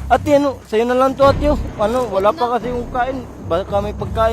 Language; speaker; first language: Filipino; native; Filipino